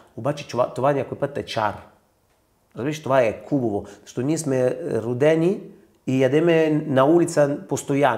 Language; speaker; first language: Bulgarian; non-native, fluent; Italian